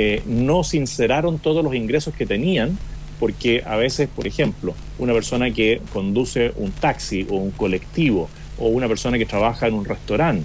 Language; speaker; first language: Spanish; native; Spanish